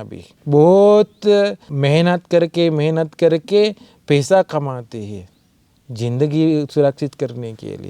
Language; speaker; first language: Hindi; non-native, fluent; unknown